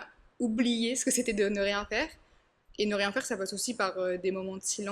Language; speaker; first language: French; native; French